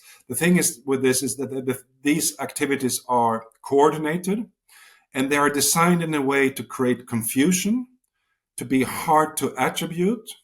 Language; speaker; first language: English; non-native, fluent; Swedish